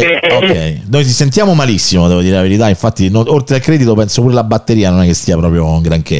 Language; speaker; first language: Italian; native; Italian